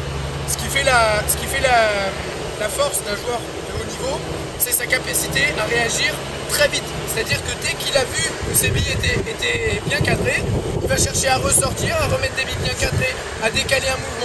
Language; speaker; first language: French; native; French